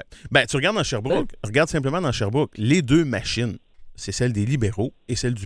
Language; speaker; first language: French; native; French